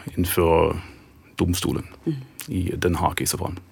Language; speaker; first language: Swedish; non-native, fluent; German